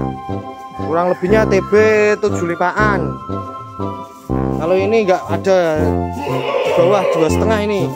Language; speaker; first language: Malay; non-native, local second language; Javanese